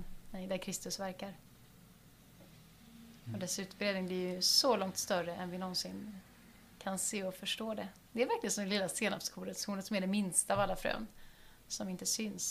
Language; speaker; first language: Swedish; native; Swedish